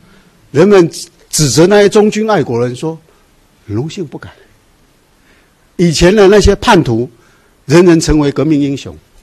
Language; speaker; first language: Chinese; native; Chinese